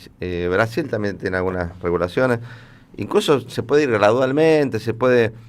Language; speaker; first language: Spanish; native; Spanish